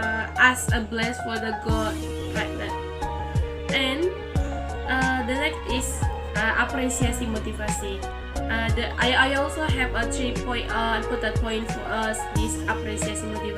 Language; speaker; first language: English; non-native, learner; Indonesian